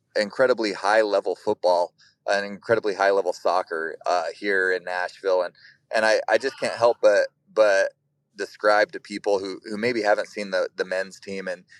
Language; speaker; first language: English; native; English